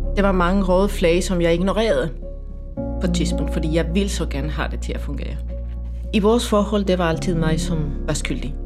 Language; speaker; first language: Danish; non-native, fluent; Spanish